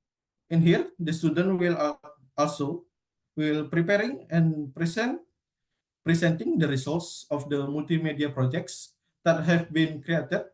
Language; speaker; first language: English; non-native, learner; Indonesian